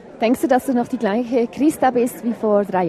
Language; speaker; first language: German; native; German